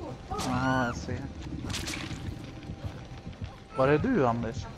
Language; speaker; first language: Swedish; native; Swedish